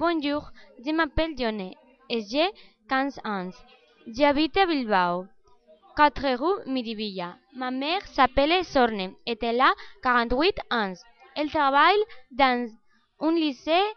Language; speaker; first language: French; non-native, learner; Spanish